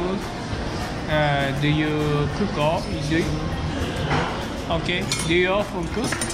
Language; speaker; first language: English; non-native, learner; Japanese